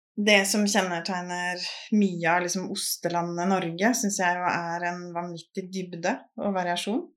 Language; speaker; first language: Norwegian; native; Norwegian